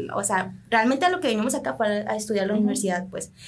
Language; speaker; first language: Spanish; native; Spanish